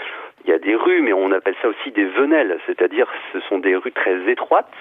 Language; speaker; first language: French; native; French